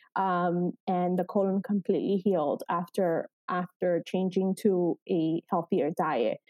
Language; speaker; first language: English; early bilingual, other home language; Spanish